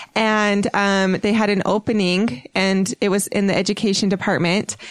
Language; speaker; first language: English; native; English